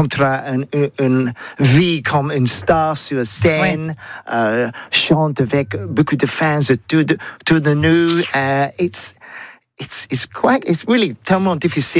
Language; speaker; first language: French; non-native, learner; English